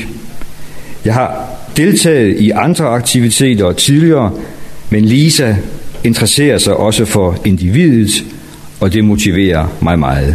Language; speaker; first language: Danish; native; Danish